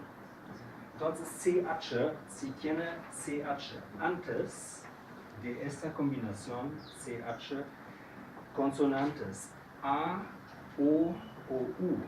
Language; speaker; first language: Spanish; non-native, fluent; German